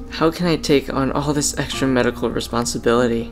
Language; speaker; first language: English; native; English